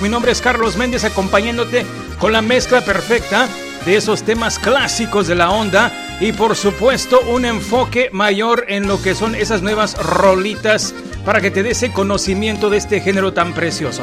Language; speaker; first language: Spanish; early bilingual, heritage; Spanish